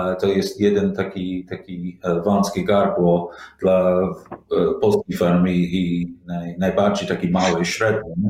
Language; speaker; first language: Polish; non-native, learner; English